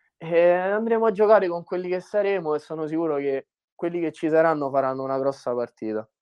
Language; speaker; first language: Italian; native; Italian